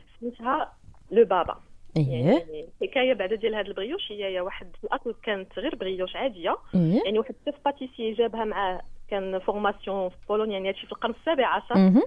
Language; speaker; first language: Arabic; native; Arabic